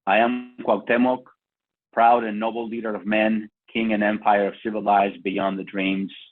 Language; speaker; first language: English; non-native, fluent; Spanish